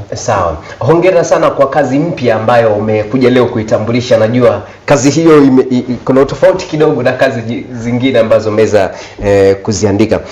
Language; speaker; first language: Swahili; native; Swahili